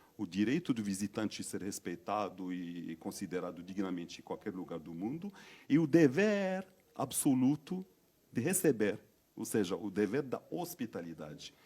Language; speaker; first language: Portuguese; non-native, fluent; Berber languages